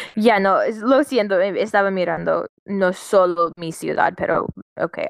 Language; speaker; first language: Spanish; non-native, learner; English